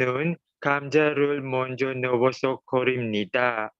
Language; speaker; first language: Korean; non-native, learner; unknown